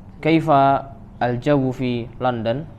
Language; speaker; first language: Arabic; non-native, fluent; Indonesian